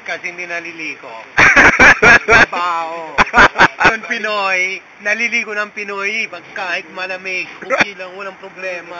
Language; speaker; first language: Filipino; non-native, learner; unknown